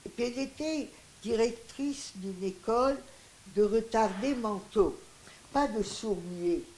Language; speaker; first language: French; non-native, local second language; Greek